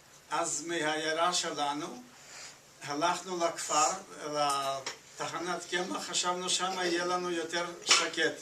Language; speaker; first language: Hebrew; non-native, fluent; Yiddish